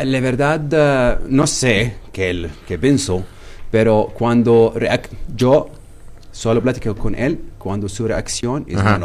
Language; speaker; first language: Spanish; non-native, learner; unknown